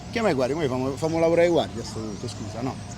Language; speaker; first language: Italian; native; Italian